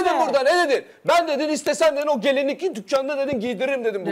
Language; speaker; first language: Turkish; native; Turkish